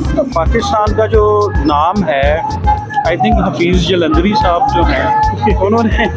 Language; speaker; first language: Urdu; native; Urdu